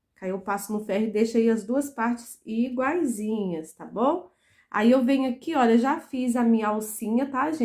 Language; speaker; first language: Portuguese; native; Portuguese